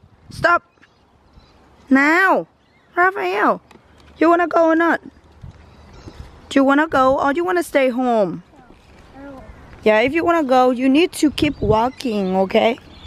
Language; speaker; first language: English; non-native, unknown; Vietnamese